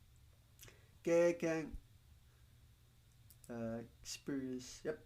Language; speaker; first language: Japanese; non-native, learner; Spanish